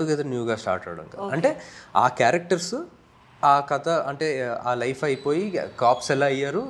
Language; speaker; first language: Telugu; native; Telugu